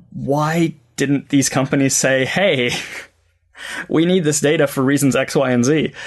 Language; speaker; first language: English; native; English